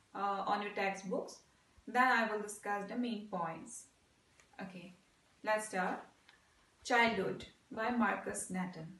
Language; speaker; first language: English; non-native, local second language; Assamese